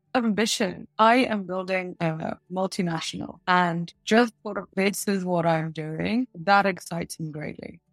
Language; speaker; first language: English; early bilingual, other home language; Russian